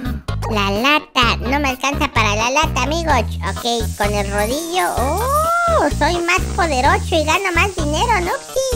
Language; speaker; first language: Spanish; native; Spanish